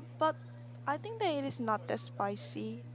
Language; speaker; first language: English; non-native, learner; Korean